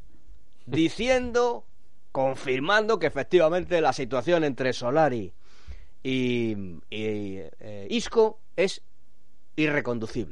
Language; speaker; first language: Spanish; native; Spanish